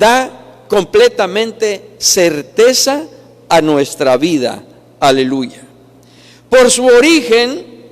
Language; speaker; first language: Spanish; native; Spanish